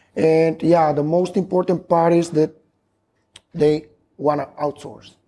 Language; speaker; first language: English; non-native, fluent; Macedonian